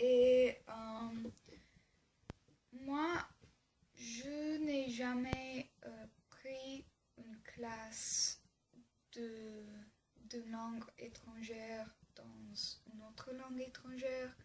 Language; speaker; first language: French; non-native, learner; English